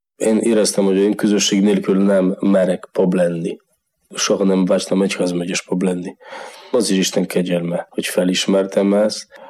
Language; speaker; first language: Hungarian; non-native, fluent; Polish